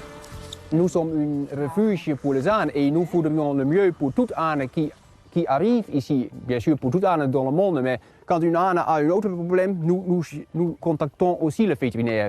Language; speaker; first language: French; non-native, learner; Dutch